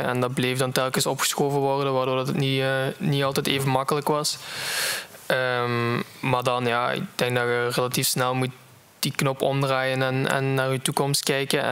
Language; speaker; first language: Dutch; native; Dutch